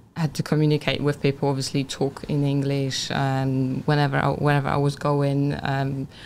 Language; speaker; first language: English; non-native, fluent; Polish